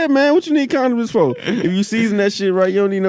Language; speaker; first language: English; native; English